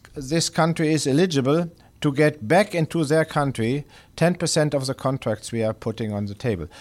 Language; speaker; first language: English; non-native, fluent; German